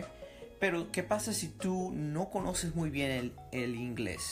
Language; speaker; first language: Spanish; early bilingual, heritage; Spanish